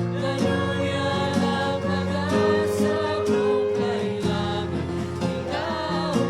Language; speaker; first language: Filipino; native; Filipino